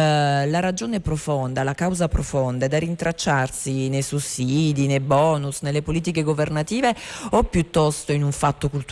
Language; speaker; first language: Italian; native; Italian